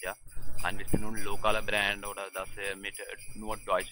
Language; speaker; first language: German; non-native, learner; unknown